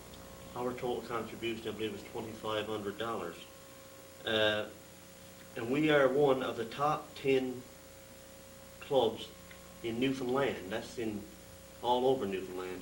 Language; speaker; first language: English; native; English